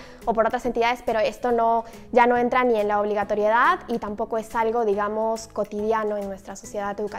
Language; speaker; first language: Spanish; native; Spanish